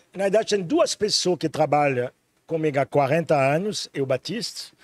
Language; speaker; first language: Portuguese; non-native, fluent; French